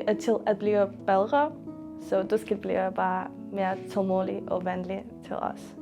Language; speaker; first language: Danish; non-native, learner; Ukrainian